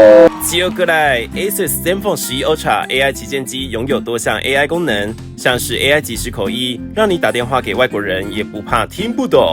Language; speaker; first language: Chinese; native; Chinese